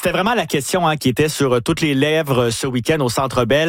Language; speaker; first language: French; native; French